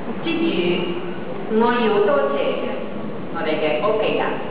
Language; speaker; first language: Cantonese; non-native, learner; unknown